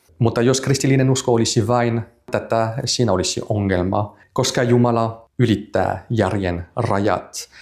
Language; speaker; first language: Finnish; non-native, fluent; French